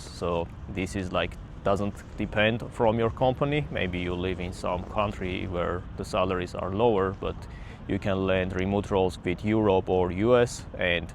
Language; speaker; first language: English; non-native, fluent; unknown